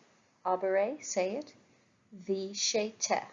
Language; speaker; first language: Irish; non-native, local second language; English